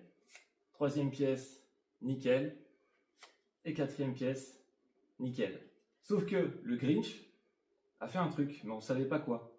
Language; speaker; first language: French; native; French